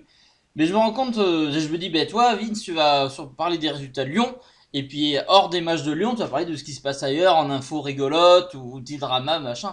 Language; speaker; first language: French; native; French